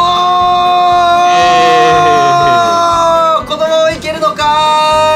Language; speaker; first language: Japanese; native; Japanese